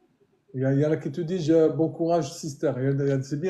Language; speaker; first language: French; native; French